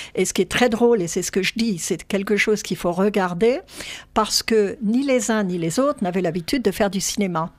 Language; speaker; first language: French; native; French